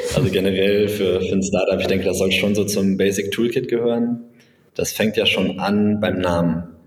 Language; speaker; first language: German; native; German